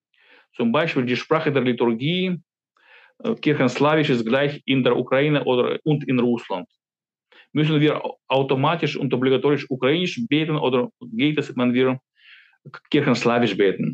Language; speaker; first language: German; non-native, fluent; Ukrainian